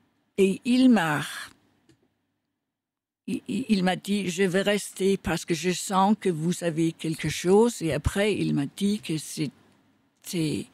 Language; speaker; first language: French; non-native, fluent; Danish